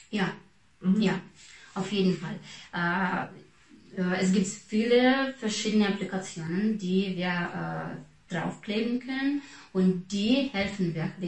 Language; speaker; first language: German; non-native, fluent; Russian